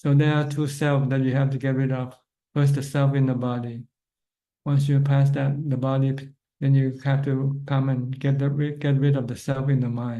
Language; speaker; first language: English; non-native, fluent; Thai